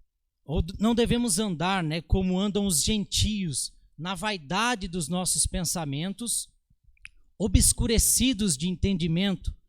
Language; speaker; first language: Portuguese; native; Portuguese